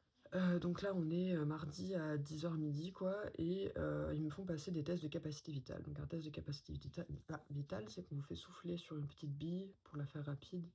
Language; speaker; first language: French; native; French